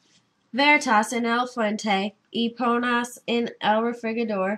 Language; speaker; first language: Spanish; non-native, learner; English